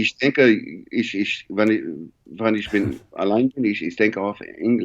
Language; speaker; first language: German; non-native, learner; English